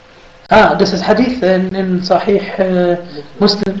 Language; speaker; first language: German; non-native, fluent; Arabic